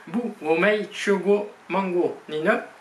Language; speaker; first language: Chinese; non-native, learner; French